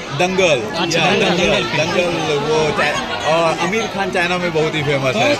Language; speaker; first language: Hindi; native; Hindi